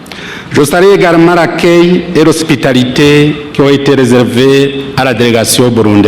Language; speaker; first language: French; non-native, local second language; Rundi